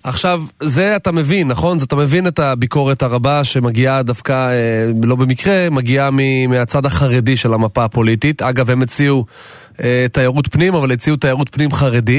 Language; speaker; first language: Hebrew; native; Hebrew